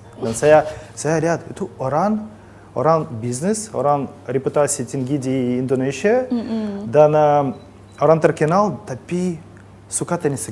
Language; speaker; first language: Indonesian; non-native, learner; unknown